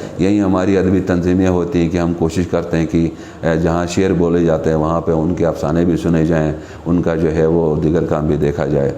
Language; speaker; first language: Urdu; non-native, local second language; Shina